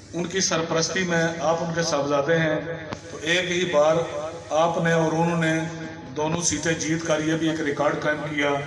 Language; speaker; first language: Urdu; non-native, local second language; Pahari-Potwari